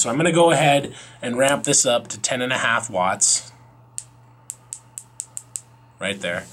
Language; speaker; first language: English; native; English